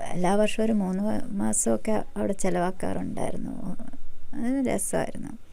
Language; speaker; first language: Malayalam; early bilingual, heritage; Malayalam